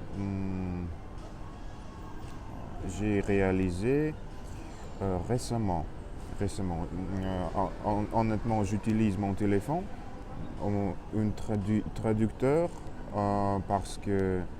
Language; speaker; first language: French; non-native, learner; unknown